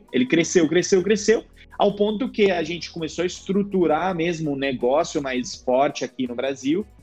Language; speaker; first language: Portuguese; non-native, fluent; Italian